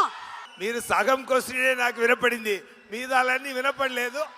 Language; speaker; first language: Telugu; non-native, learner; Tamil